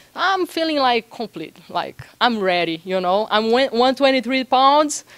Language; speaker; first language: English; non-native, learner; Portuguese